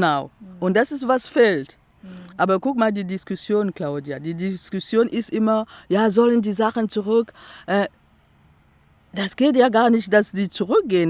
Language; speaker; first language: German; non-native, local second language; French